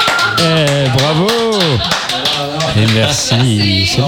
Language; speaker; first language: French; native; French